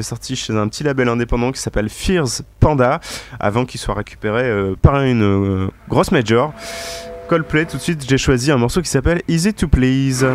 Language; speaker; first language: French; native; French